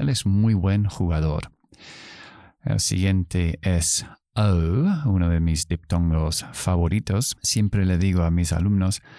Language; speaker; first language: Spanish; non-native, fluent; English